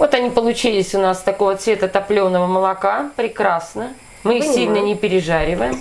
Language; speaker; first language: Russian; native; Russian